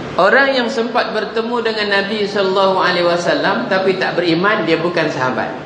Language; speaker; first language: Malay; non-native, local second language; Javanese